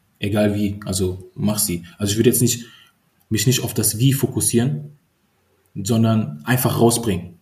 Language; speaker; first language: German; early bilingual, other home language; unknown